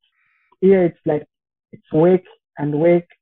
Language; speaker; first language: English; non-native, local second language; Bemba